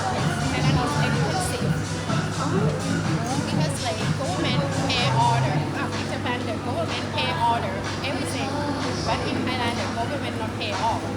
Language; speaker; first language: English; non-native, learner; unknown